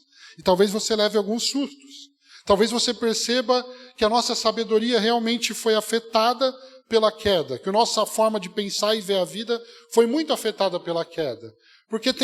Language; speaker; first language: Portuguese; native; Portuguese